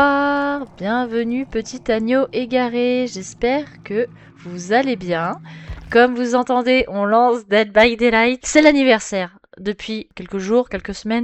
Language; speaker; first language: French; native; French